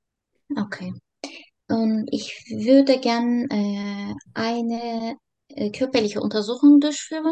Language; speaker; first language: German; non-native, learner; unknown